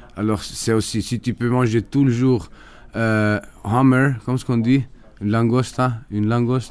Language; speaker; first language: French; non-native, fluent; Spanish